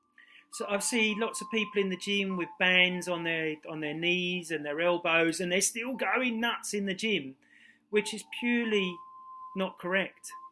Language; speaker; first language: English; native; English